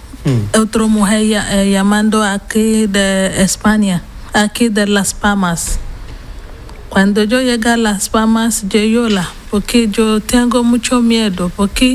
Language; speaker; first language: Spanish; non-native, learner; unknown